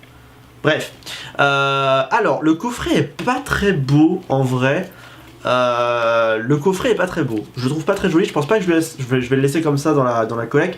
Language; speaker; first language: French; native; French